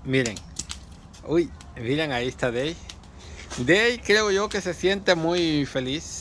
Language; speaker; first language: Spanish; native; Spanish